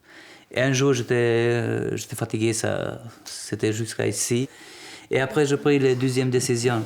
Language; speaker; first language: French; non-native, learner; Albanian